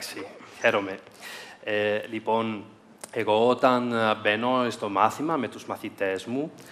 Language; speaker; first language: Greek; non-native, fluent; Spanish